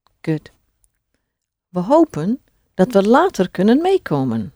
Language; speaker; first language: Dutch; non-native, fluent; English